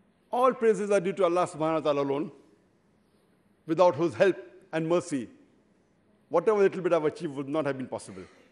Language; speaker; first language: English; non-native, local second language; Urdu